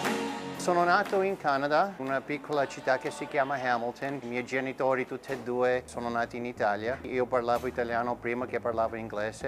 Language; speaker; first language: Italian; early bilingual, heritage; Italian